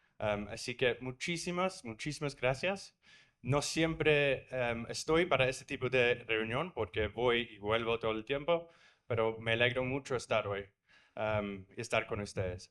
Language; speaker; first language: Spanish; non-native, fluent; English